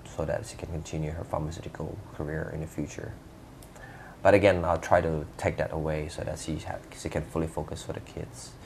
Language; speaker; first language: English; non-native, fluent; Indonesian